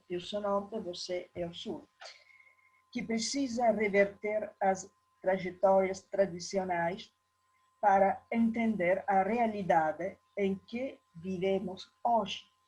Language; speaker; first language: Portuguese; non-native, learner; Italian